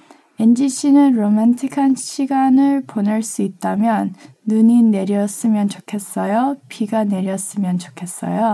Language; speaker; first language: Korean; early bilingual, heritage; Korean